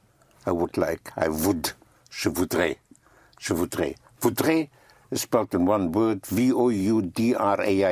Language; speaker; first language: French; non-native, fluent; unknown